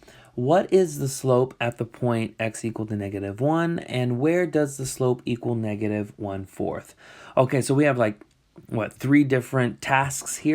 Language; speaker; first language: English; native; English